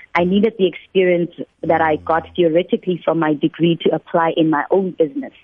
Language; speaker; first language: English; non-native, local second language; Northern Sotho